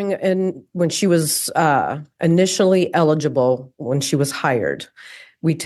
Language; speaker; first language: English; native; English